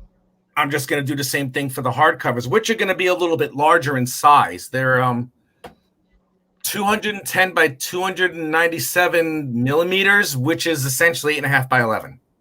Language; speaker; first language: English; native; English